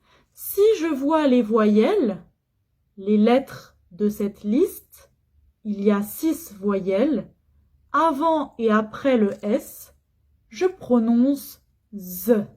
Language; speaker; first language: French; non-native, fluent; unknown